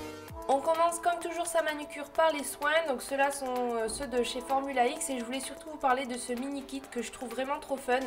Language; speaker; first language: French; native; French